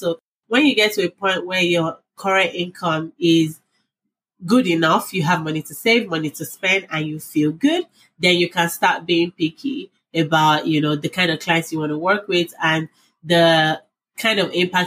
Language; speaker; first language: English; non-native, local second language; Yoruba